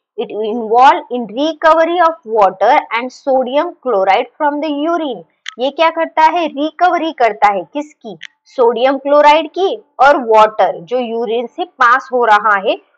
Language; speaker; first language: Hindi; non-native, local second language; Marathi